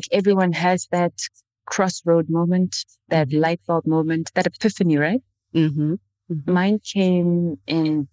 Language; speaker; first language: English; non-native, local second language; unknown